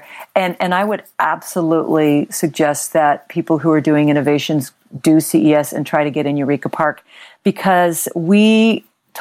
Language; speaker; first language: English; native; English